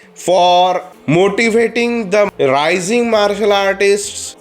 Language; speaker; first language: English; non-native, local second language; Marathi